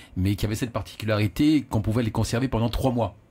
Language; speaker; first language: French; native; French